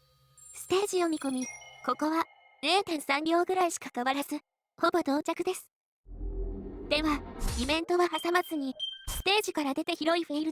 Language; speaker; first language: Japanese; native; Japanese